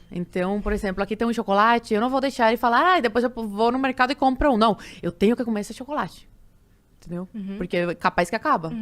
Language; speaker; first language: Portuguese; non-native, fluent; Spanish